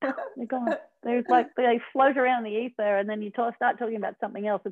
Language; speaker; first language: English; native; English